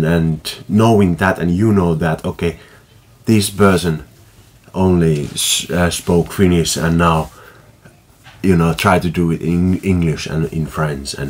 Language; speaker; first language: English; non-native, fluent; Finnish